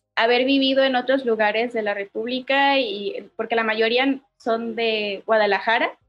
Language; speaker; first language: Spanish; native; Spanish